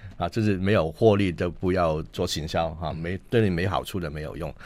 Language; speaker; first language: Chinese; non-native, local second language; Cantonese